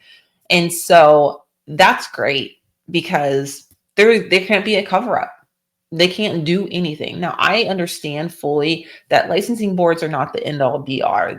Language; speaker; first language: English; native; English